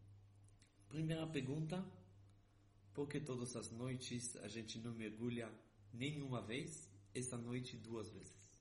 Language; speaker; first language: Portuguese; non-native, fluent; Hebrew